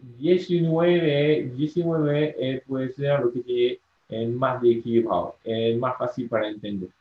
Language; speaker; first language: Spanish; non-native, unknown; French